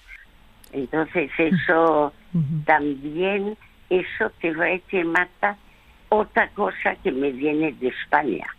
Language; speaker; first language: Spanish; early bilingual, other home language; French